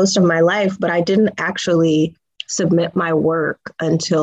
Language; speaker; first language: English; native; English